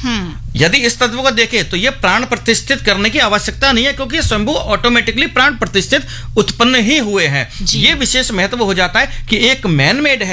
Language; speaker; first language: Hindi; native; Hindi